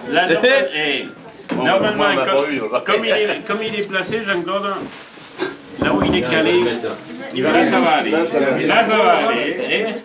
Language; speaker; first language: French; native; French